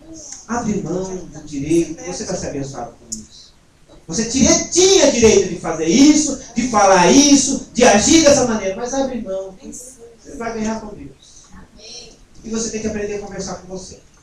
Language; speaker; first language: Portuguese; native; Portuguese